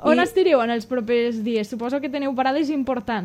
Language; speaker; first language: Catalan; native; Catalan